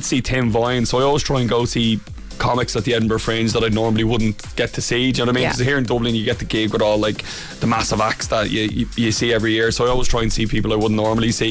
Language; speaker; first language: English; native; English